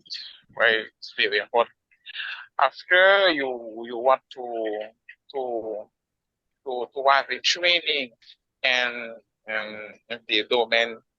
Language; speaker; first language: English; non-native, learner; Haitian Creole